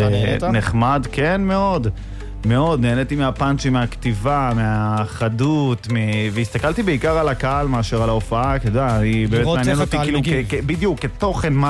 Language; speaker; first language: Hebrew; native; Hebrew